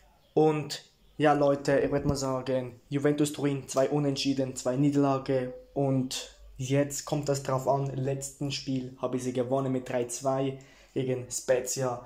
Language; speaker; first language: German; early bilingual, heritage; Italian